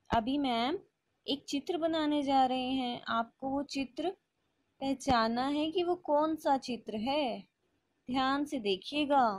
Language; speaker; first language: Hindi; native; Hindi